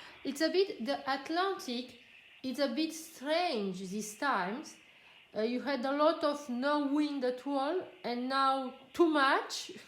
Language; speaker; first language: English; non-native, fluent; French